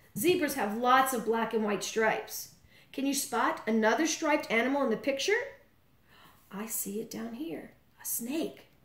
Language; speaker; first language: English; native; English